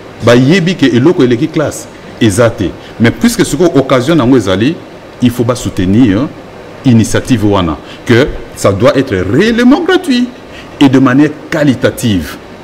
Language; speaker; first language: French; non-native, local second language; Lingala